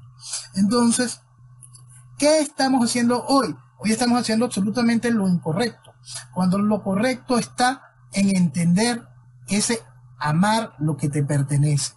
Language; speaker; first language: Spanish; native; Spanish